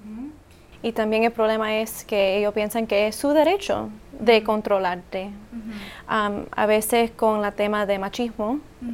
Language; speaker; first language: Spanish; early bilingual, heritage; English